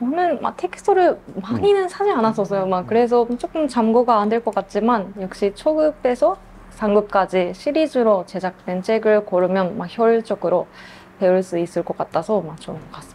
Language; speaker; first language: Korean; non-native, fluent; Japanese